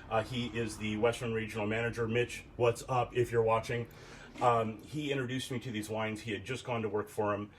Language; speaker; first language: English; native; English